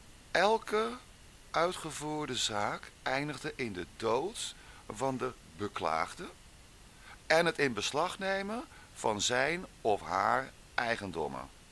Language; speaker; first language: Dutch; native; Dutch